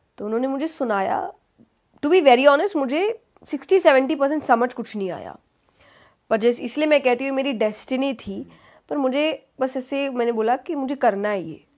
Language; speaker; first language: Hindi; native; Hindi